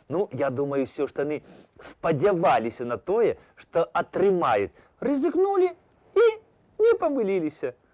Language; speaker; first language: Belarusian; native; Belarusian